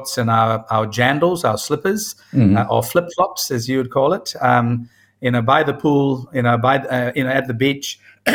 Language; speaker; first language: English; non-native, local second language; Tamil